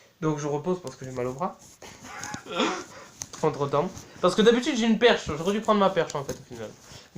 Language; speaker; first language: French; native; French